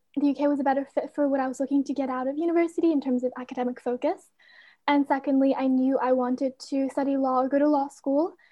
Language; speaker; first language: English; non-native, fluent; Chinese